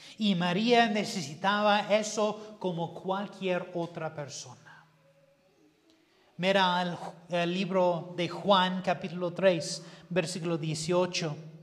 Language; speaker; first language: Spanish; non-native, fluent; English